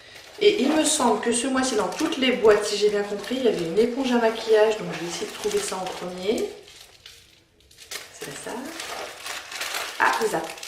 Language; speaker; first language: French; native; French